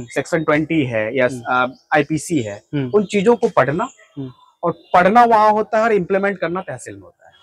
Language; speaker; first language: Hindi; native; Hindi